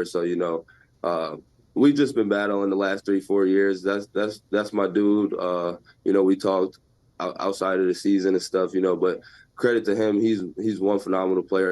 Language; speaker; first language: English; native; English